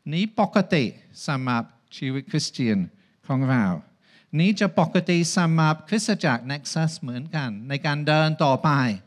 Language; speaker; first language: Thai; non-native, fluent; English